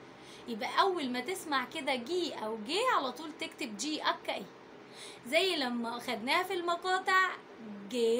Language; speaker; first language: Arabic; native; Arabic